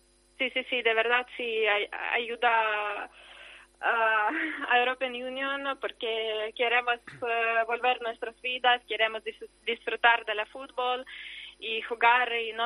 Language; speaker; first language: Spanish; non-native, learner; Ukrainian